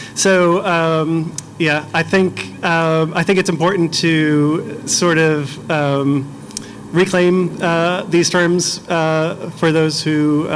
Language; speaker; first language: English; native; English